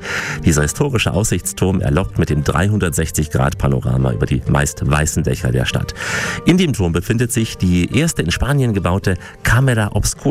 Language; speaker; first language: German; native; German